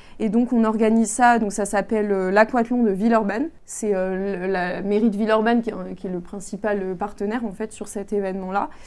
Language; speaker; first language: French; native; French